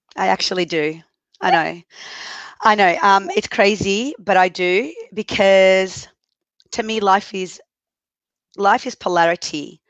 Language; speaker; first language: English; early bilingual, other home language; Arabic